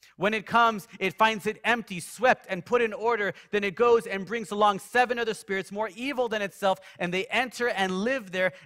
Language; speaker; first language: English; native; English